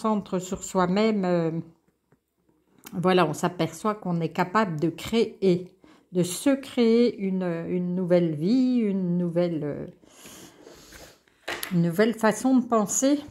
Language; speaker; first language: French; native; French